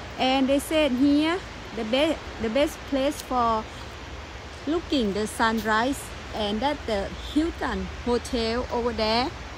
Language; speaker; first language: English; non-native, learner; Thai